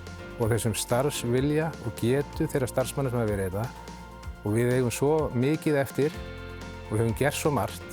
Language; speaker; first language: Icelandic; native; Icelandic